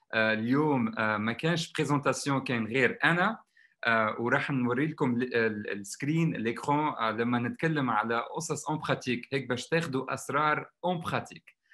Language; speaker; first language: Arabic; native; Arabic